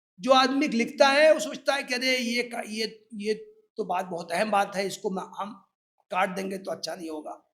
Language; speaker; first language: Urdu; native; Urdu